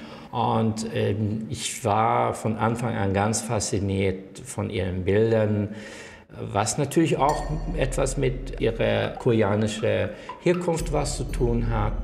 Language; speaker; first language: German; non-native, fluent; Swedish